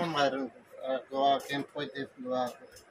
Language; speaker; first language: Filipino; non-native, learner; Urdu